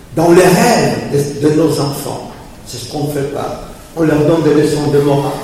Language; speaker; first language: French; early bilingual, other home language; Polish